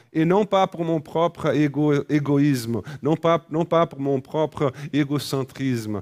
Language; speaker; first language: French; non-native, fluent; Portuguese